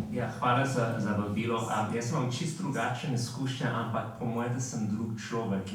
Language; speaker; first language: Slovenian; non-native, fluent; English